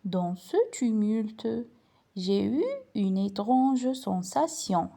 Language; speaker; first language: French; non-native, local second language; Arabic